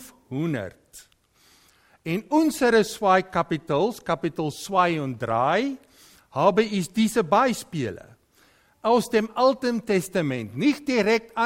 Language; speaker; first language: German; non-native, fluent; Dutch